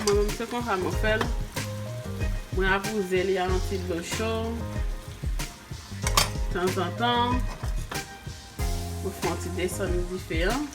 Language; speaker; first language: French; non-native, learner; Haitian Creole